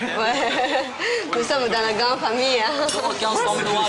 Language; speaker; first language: French; non-native, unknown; Chinese